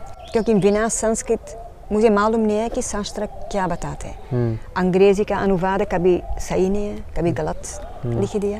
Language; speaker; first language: Hindi; non-native, learner; Dutch